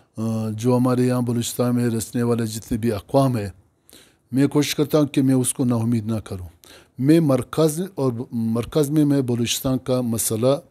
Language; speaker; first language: Urdu; non-native, local second language; Pashto